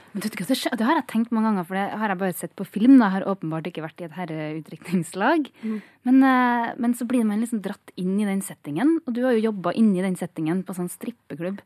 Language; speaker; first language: Norwegian; native; Norwegian